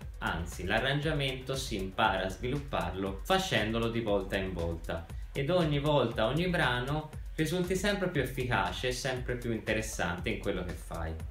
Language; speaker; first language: Italian; native; Italian